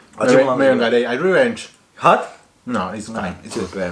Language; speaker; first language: English; non-native, learner; Spanish